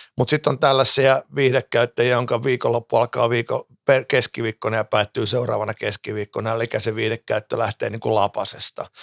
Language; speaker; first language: Finnish; native; Finnish